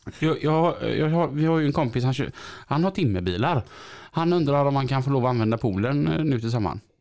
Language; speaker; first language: Swedish; native; Swedish